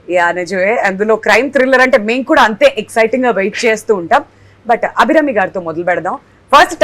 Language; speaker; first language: Telugu; native; Telugu